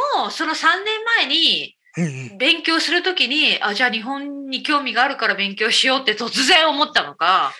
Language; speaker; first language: Japanese; native; Japanese